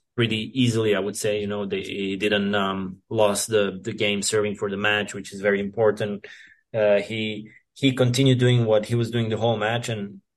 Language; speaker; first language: English; non-native, fluent; Serbian